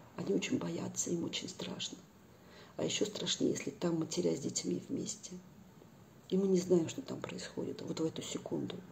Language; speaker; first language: Russian; native; Russian